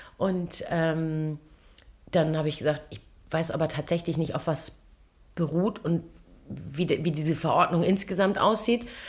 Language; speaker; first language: German; early bilingual, other home language; Turkish